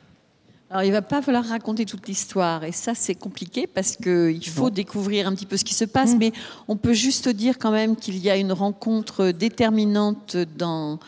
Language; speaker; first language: French; native; French